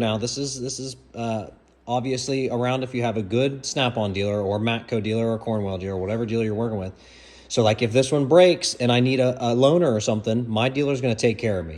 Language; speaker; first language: English; native; English